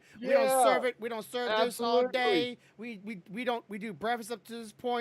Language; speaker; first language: English; native; English